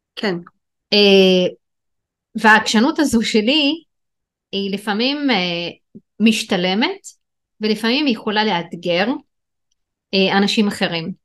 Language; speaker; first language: Hebrew; non-native, local second language; Arabic